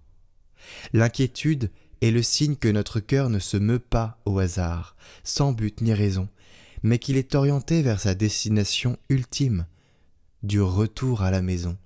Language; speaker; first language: French; native; French